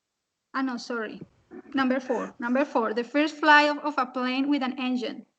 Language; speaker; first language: English; non-native, fluent; Spanish